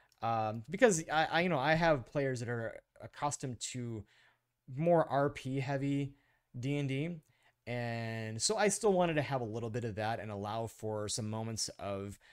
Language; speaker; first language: English; native; English